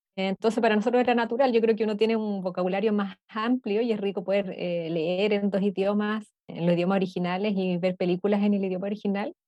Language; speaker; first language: Spanish; native; Spanish